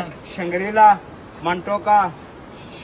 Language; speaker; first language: English; non-native, learner; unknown